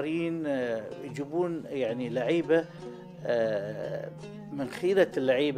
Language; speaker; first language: Arabic; native; Arabic